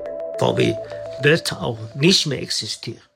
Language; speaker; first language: German; non-native, fluent; Chinese